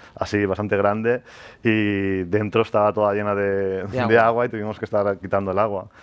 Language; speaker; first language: Spanish; native; Spanish